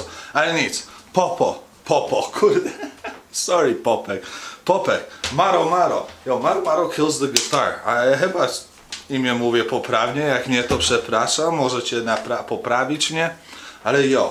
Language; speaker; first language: Polish; early bilingual, heritage; Polish